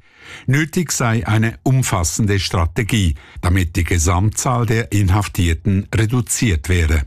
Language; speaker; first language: German; native; German